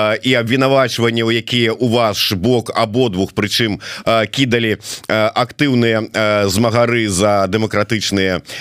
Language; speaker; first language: Belarusian; native; Belarusian